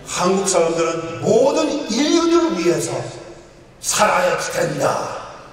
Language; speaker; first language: Korean; early bilingual, heritage; Korean